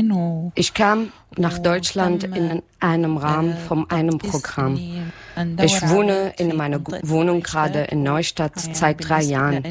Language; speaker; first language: German; non-native, learner; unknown